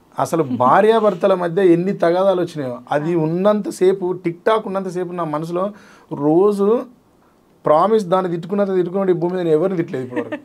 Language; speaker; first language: Telugu; native; Telugu